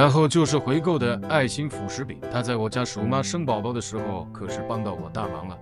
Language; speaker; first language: Chinese; native; Chinese